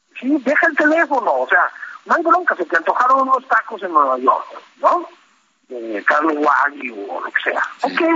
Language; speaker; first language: Spanish; native; Spanish